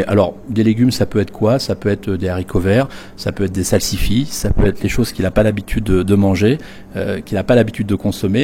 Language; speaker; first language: French; native; French